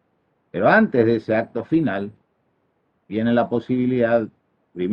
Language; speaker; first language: Spanish; native; Spanish